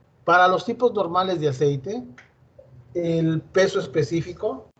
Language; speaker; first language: Spanish; native; Spanish